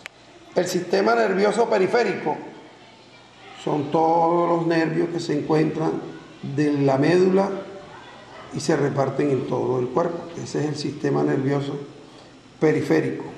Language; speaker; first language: Spanish; native; Spanish